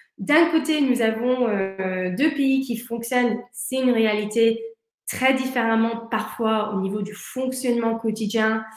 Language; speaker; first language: French; early bilingual, heritage; English